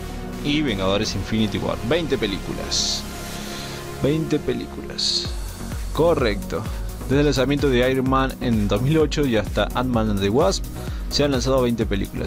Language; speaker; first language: Spanish; native; Spanish